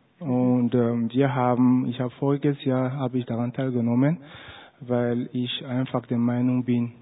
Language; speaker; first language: German; non-native, fluent; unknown